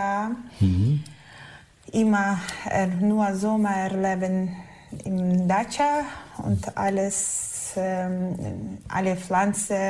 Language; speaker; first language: German; non-native, learner; Ukrainian